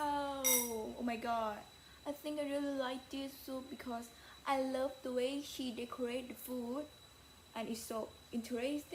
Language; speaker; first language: English; non-native, learner; Thai